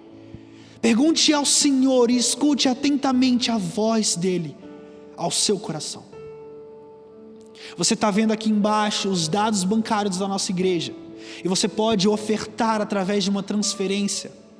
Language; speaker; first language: Portuguese; native; Portuguese